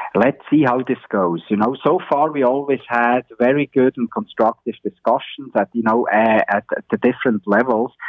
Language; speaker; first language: English; non-native, fluent; German